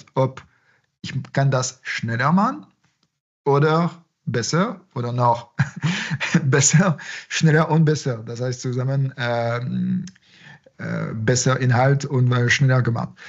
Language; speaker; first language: German; non-native, fluent; French